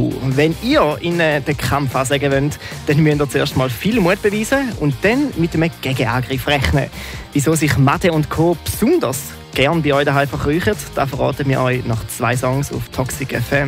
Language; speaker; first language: German; native; German